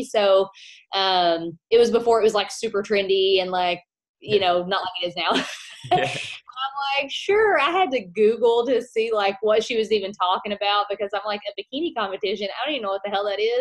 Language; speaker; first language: English; native; English